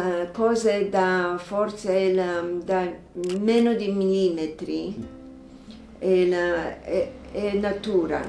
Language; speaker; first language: Italian; non-native, fluent; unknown